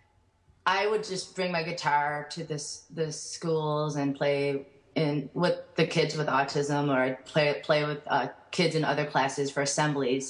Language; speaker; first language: English; native; English